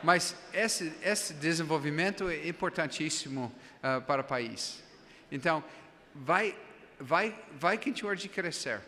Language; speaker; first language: Portuguese; non-native, fluent; English